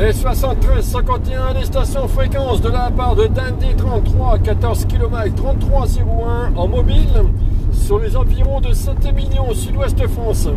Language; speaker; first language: French; native; French